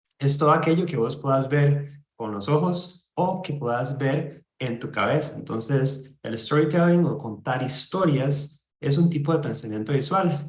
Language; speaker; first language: Spanish; native; Spanish